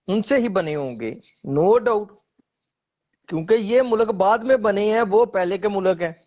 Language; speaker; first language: Urdu; non-native, local second language; Punjabi